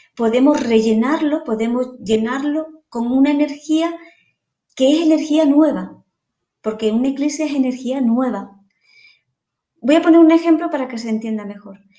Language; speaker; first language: Spanish; native; Spanish